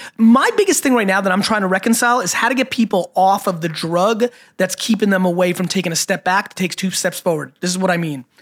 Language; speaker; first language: English; early bilingual, other home language; Russian